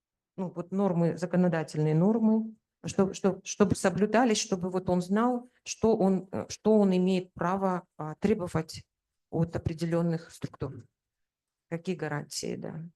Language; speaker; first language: Russian; native; Russian